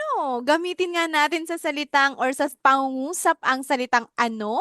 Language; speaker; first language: Filipino; native; Filipino